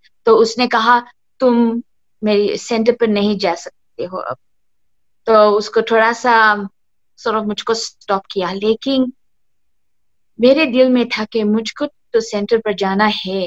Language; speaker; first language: Hindi; early bilingual, heritage; Hindi